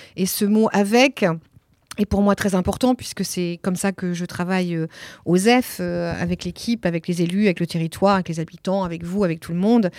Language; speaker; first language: French; early bilingual, other home language; Italian